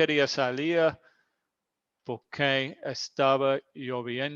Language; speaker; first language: Spanish; non-native, fluent; English